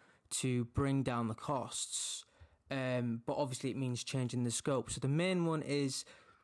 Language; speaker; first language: English; native; English